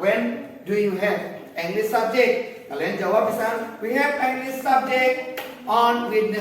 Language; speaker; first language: English; non-native, fluent; Indonesian